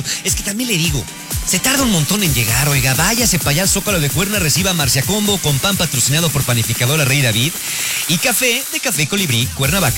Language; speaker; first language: Spanish; native; Spanish